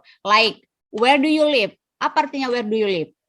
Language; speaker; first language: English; non-native, fluent; Indonesian